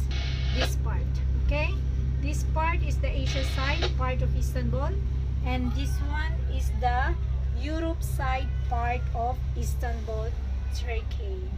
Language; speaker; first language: English; non-native, local second language; Filipino